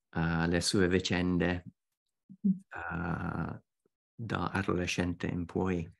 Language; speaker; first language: Italian; non-native, fluent; English